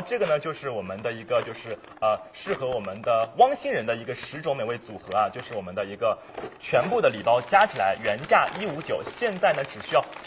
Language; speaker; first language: Chinese; native; Chinese